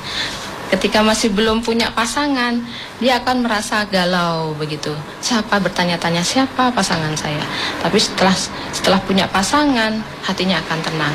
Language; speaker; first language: Indonesian; native; Indonesian